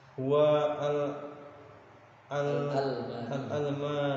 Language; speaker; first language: Arabic; non-native, learner; Indonesian